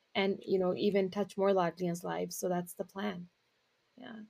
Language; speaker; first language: English; native; English